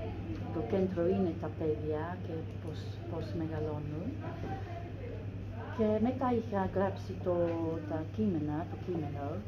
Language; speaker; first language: Greek; non-native, learner; English